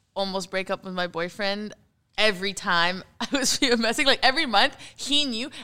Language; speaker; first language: English; early bilingual, heritage; Arabic